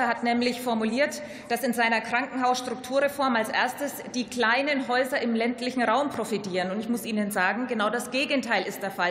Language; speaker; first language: German; native; German